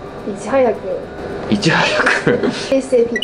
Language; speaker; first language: Japanese; native; Japanese